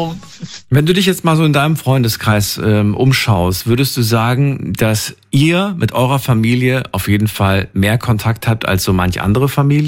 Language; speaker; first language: German; native; German